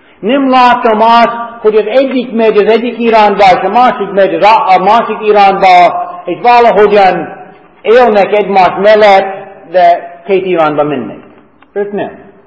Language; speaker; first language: Hungarian; non-native, fluent; English